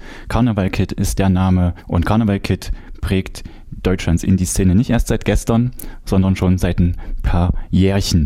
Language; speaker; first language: German; native; German